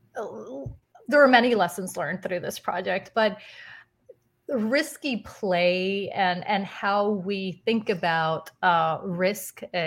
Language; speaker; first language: English; non-native, fluent; Spanish